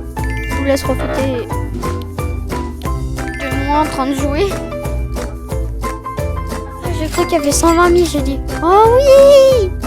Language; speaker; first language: French; native; French